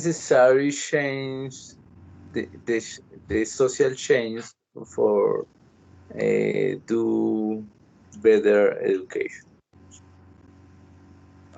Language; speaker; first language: English; non-native, learner; Spanish